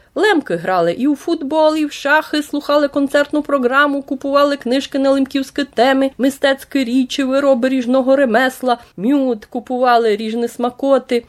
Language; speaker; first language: Ukrainian; native; Ukrainian